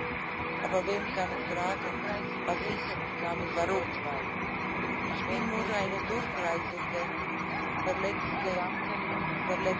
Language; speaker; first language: German; non-native, fluent; Croatian